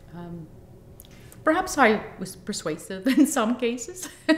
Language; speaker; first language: English; native; English